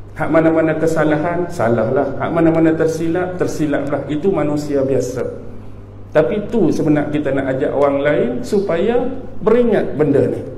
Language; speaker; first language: Malay; native; Malay